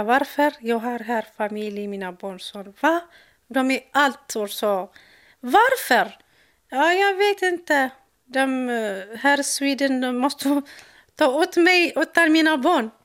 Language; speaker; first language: Swedish; non-native, learner; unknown